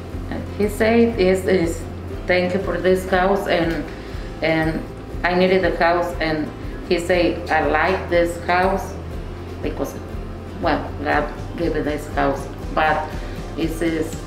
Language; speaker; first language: English; non-native, learner; Spanish